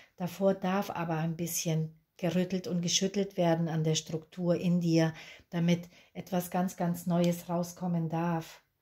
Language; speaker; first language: German; non-native, fluent; Spanish